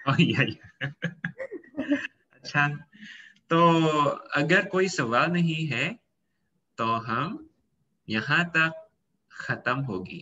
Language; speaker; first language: Hindi; non-native, fluent; Indonesian